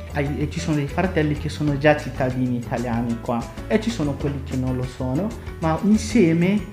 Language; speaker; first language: Italian; non-native, fluent; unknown